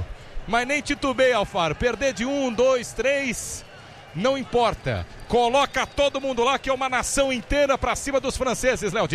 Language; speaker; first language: Portuguese; native; Portuguese